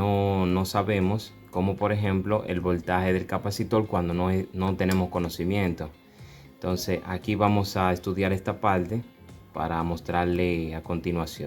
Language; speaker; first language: Spanish; native; Spanish